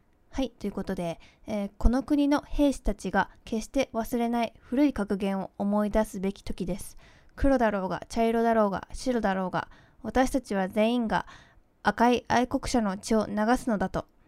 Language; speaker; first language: Japanese; early bilingual, heritage; Japanese